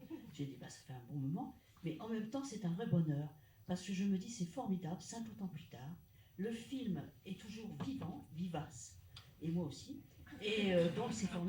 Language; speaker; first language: French; native; French